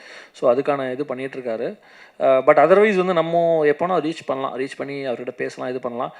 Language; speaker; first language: Tamil; native; Tamil